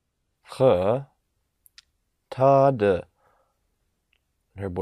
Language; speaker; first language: Chinese; non-native, learner; English